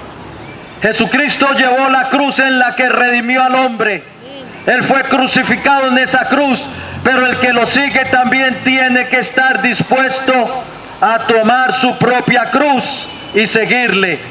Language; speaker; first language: Spanish; native; Spanish